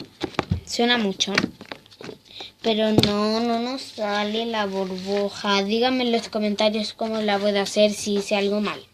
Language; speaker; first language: Spanish; native; Spanish